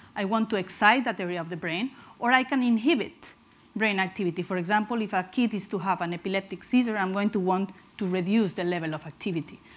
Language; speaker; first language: English; non-native, fluent; Spanish